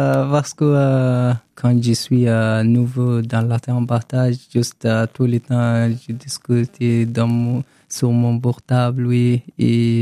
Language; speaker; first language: French; non-native, learner; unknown